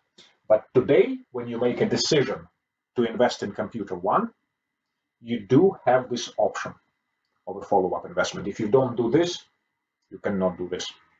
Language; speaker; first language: English; non-native, fluent; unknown